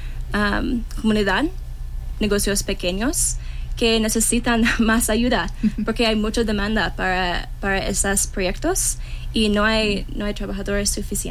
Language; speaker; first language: Spanish; non-native, learner; English